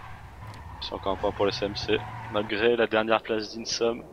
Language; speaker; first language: French; native; French